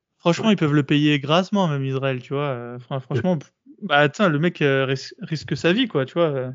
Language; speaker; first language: French; native; French